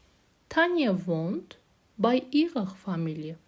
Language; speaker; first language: German; non-native, fluent; Azerbaijani